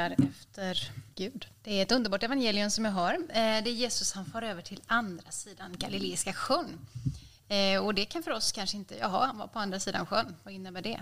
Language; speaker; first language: Swedish; native; Swedish